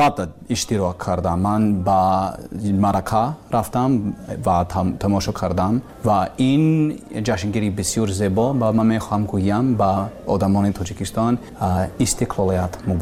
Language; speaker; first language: Persian; non-native, learner; English